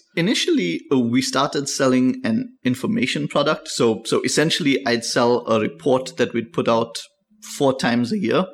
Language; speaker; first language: English; native; English